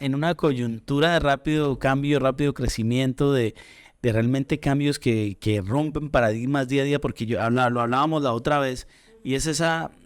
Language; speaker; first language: Spanish; native; Spanish